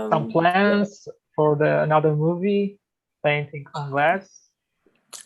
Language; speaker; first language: English; non-native, fluent; Polish